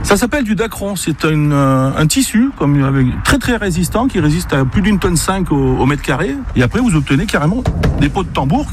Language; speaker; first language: French; native; French